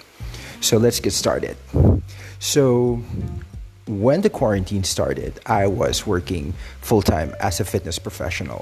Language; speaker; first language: English; non-native, local second language; Filipino